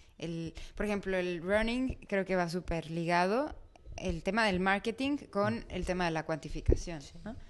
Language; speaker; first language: Spanish; native; Spanish